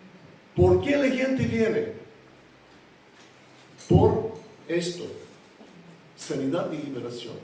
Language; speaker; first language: Spanish; non-native, fluent; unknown